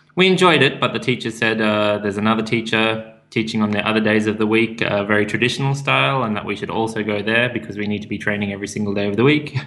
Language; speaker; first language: English; native; English